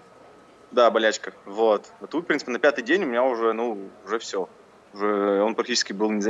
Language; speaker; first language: Russian; native; Russian